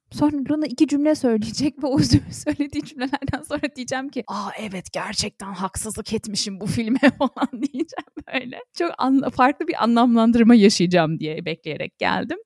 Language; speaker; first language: Turkish; native; Turkish